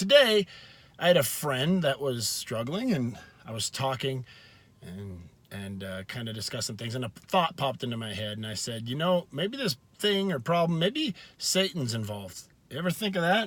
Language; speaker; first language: English; native; English